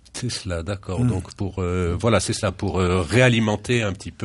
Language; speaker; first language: French; native; French